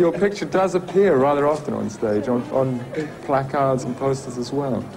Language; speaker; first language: English; native; English